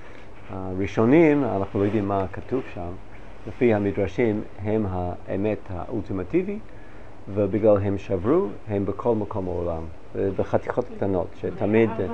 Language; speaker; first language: Hebrew; non-native, fluent; English